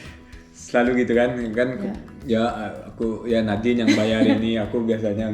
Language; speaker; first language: Indonesian; early bilingual, heritage; German